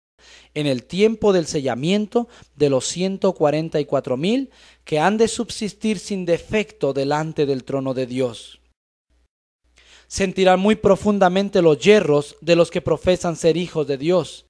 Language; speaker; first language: Spanish; native; Spanish